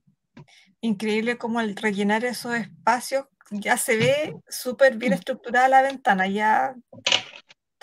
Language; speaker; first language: Spanish; native; Spanish